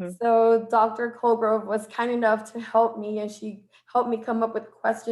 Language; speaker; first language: English; non-native, fluent; Spanish